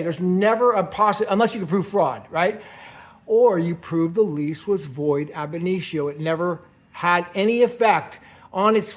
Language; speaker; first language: English; native; English